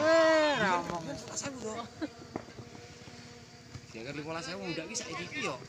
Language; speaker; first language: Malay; non-native, local second language; Javanese